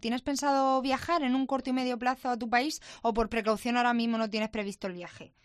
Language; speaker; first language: Spanish; native; Spanish